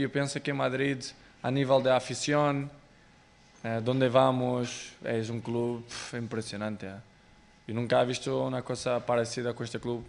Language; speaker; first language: Spanish; non-native, fluent; Portuguese